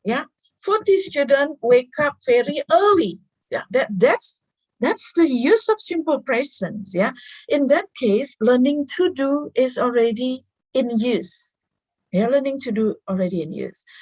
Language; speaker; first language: English; non-native, fluent; Indonesian